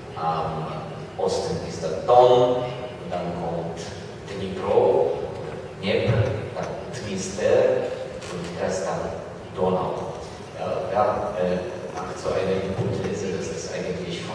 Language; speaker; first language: German; non-native, fluent; Ukrainian